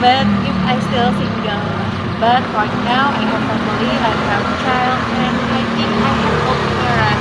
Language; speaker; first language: English; non-native, learner; Indonesian